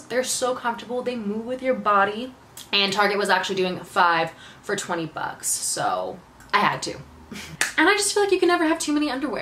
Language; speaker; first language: English; native; English